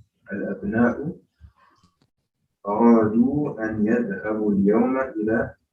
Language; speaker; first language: Arabic; non-native, learner; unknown